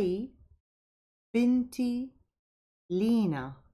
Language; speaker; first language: Arabic; native; Arabic